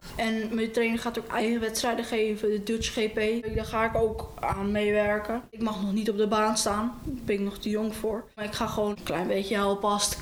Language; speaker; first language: Dutch; native; Dutch